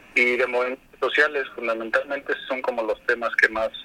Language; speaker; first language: Spanish; native; Spanish